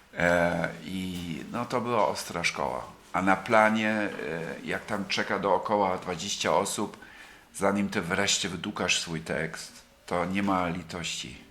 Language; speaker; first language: Polish; non-native, fluent; German